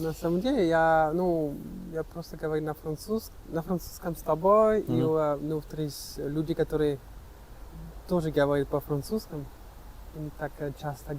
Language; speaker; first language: Russian; non-native, learner; French